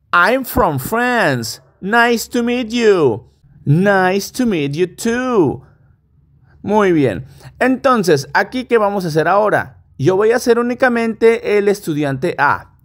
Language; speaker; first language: Spanish; native; Spanish